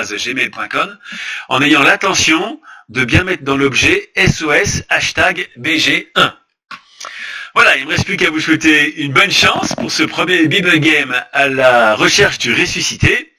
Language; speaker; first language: French; native; French